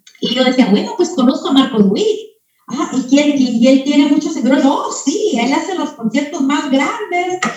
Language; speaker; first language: Spanish; early bilingual, heritage; Spanish